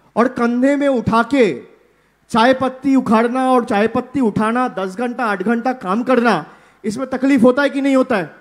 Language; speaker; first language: Hindi; non-native, local second language; Bangla